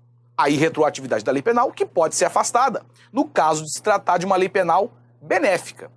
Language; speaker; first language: Portuguese; native; Portuguese